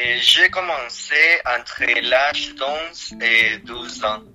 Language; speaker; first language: French; non-native, learner; Spanish